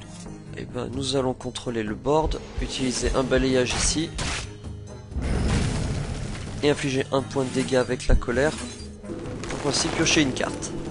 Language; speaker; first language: French; native; French